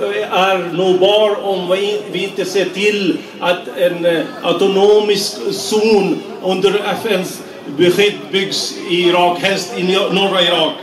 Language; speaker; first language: Swedish; non-native, fluent; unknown